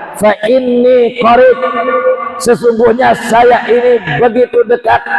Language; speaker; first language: Malay; non-native, local second language; Sasak